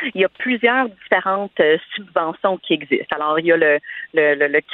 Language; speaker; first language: French; non-native, fluent; English